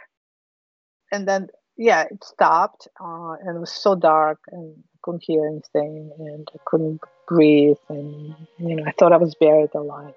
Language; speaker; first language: English; non-native, fluent; Russian